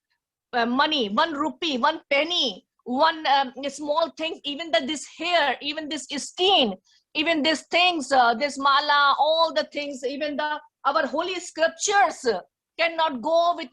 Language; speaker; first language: English; non-native, learner; Hindi